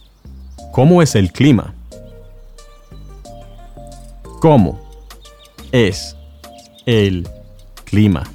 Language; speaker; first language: Spanish; non-native, fluent; English